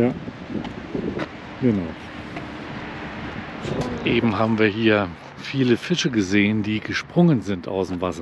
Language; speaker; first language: German; native; German